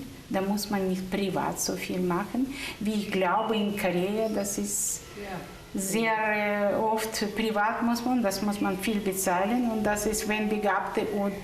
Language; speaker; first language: German; non-native, learner; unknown